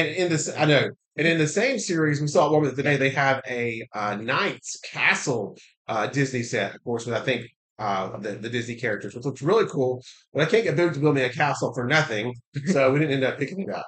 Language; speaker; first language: English; native; English